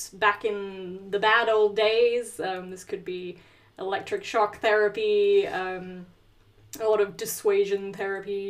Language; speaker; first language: English; native; English